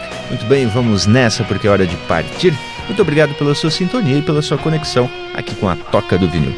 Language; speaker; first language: Portuguese; native; Portuguese